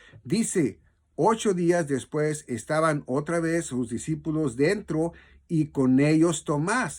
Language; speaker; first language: Spanish; native; Spanish